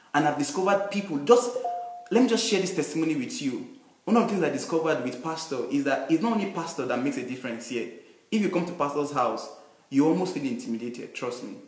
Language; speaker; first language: English; non-native, local second language; Yoruba